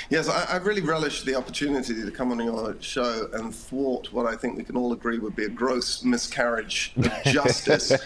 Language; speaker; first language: English; native; English